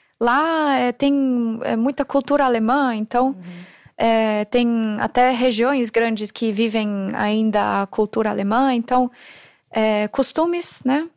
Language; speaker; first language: Portuguese; non-native, fluent; German